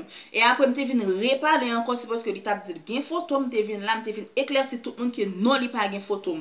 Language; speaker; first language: French; non-native, local second language; Haitian Creole